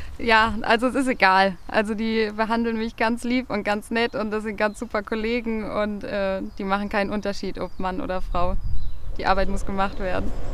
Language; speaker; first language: German; native; German